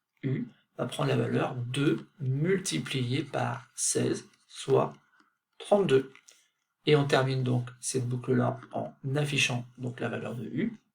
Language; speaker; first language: French; native; French